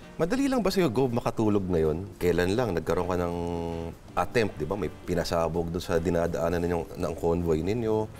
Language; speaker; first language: Filipino; native; Filipino